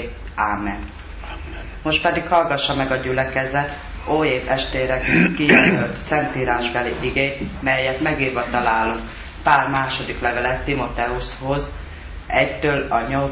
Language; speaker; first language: Hungarian; native; Hungarian